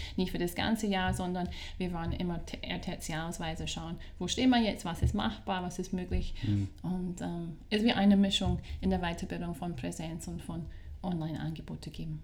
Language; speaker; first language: German; non-native, fluent; English